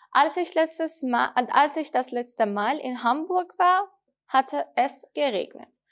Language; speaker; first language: German; non-native, fluent; Persian